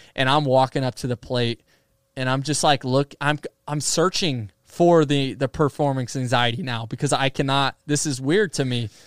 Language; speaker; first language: English; native; English